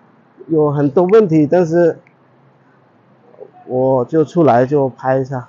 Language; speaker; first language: Chinese; non-native, fluent; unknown